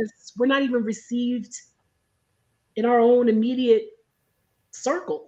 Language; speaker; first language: English; native; English